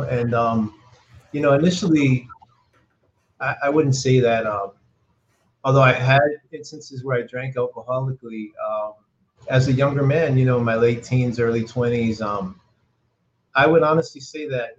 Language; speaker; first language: English; native; English